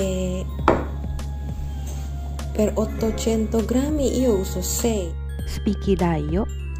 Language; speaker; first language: Italian; non-native, learner; Indonesian